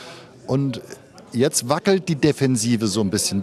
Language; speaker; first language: German; native; German